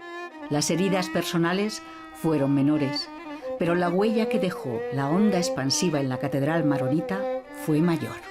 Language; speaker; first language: Spanish; native; Spanish